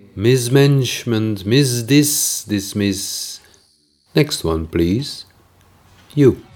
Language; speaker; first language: English; non-native, fluent; Dutch